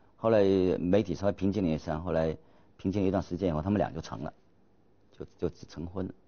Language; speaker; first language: Chinese; native; Chinese